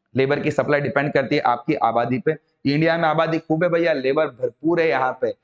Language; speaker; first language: Hindi; native; Hindi